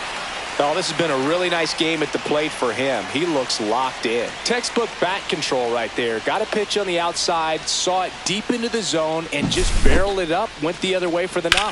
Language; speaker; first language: English; native; English